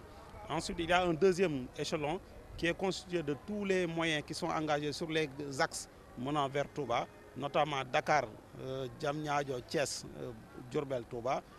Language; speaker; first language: French; non-native, local second language; Wolof